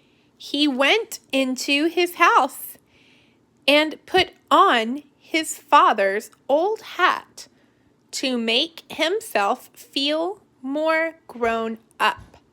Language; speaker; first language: English; native; English